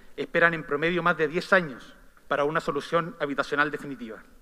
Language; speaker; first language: Spanish; native; Spanish